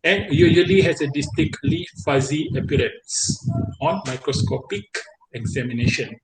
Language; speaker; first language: English; non-native, local second language; Malay